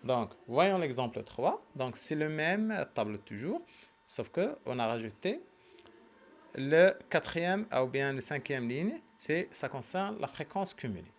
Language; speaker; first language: French; non-native, local second language; Arabic